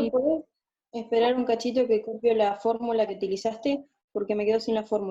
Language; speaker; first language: Spanish; native; Spanish